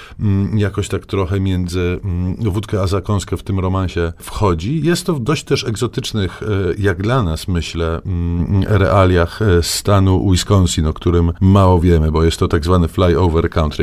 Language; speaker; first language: Polish; native; Polish